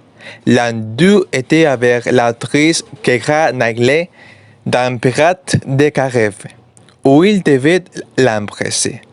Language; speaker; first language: French; non-native, learner; Spanish